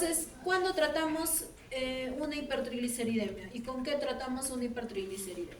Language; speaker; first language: Spanish; native; Spanish